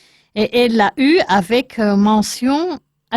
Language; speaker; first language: French; non-native, learner; Spanish